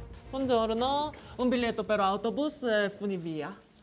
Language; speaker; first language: Italian; non-native, learner; Korean